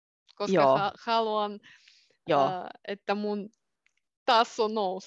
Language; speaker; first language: Finnish; non-native, learner; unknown